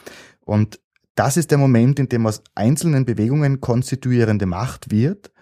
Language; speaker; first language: German; native; German